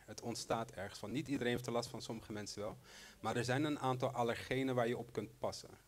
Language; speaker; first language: Dutch; non-native, local second language; Papiamento